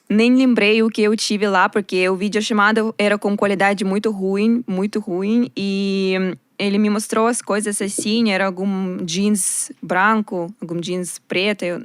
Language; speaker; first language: Portuguese; non-native, learner; Russian